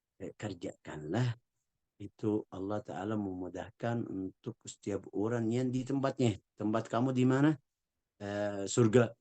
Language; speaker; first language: Indonesian; non-native, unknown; Arabic